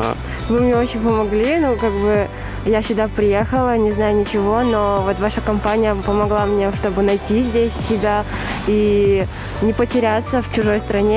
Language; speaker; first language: Russian; non-native, local second language; Kyrgyz